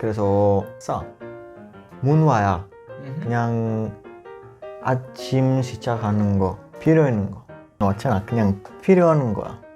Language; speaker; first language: Korean; non-native, learner; Italian